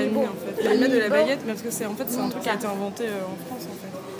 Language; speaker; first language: French; native; French